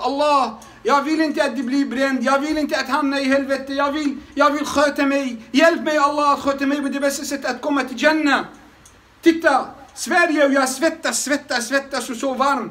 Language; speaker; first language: Swedish; non-native, fluent; Arabic